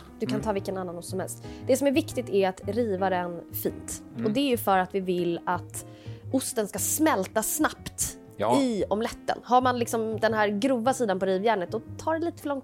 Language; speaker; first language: Swedish; native; Swedish